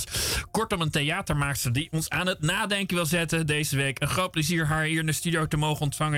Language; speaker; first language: Dutch; native; Dutch